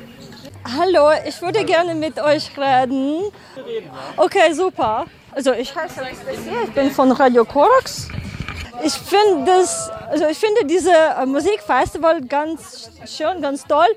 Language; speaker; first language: German; non-native, learner; Ukrainian